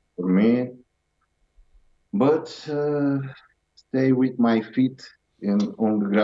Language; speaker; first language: English; non-native, learner; Romanian